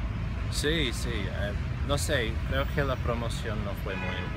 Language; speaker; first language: Spanish; non-native, fluent; English